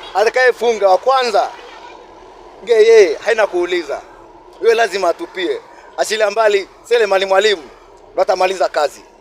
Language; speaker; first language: Swahili; native; Swahili